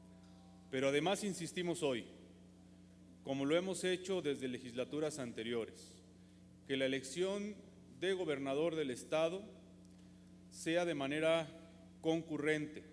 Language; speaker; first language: Spanish; native; Spanish